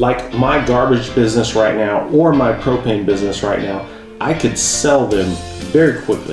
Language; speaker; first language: English; native; English